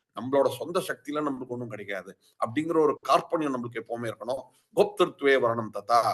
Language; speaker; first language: Tamil; early bilingual, heritage; Tamil